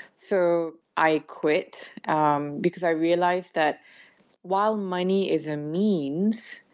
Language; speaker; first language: English; native; English